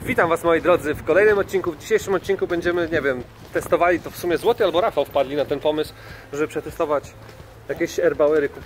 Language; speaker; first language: Polish; native; Polish